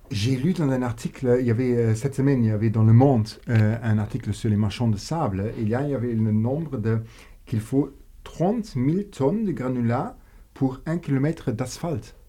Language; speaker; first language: French; non-native, local second language; Luxembourgish